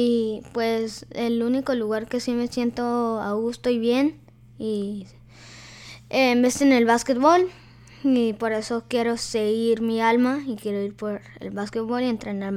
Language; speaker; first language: Spanish; early bilingual, heritage; Spanish